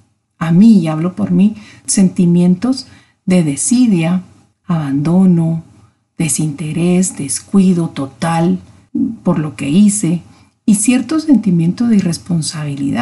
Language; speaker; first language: Spanish; native; Spanish